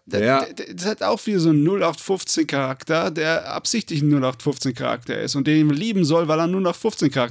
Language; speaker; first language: German; native; German